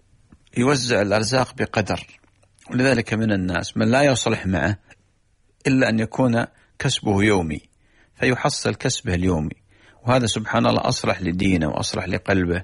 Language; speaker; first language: Arabic; native; Arabic